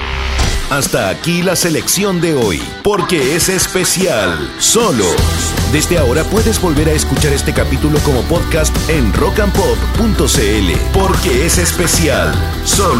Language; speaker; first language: Spanish; native; Spanish